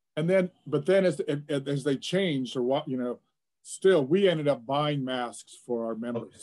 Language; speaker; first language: English; native; English